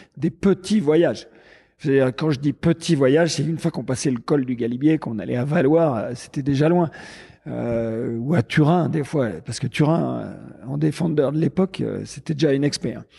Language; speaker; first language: French; native; French